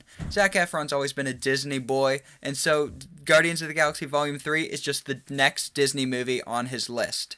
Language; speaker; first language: English; native; English